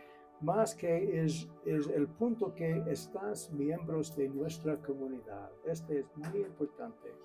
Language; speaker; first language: Spanish; non-native, learner; English